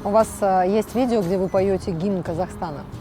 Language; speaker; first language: Russian; native; Russian